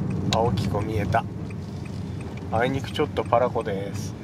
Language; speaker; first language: Japanese; native; Japanese